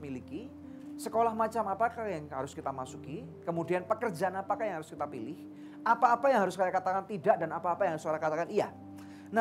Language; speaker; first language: Indonesian; native; Indonesian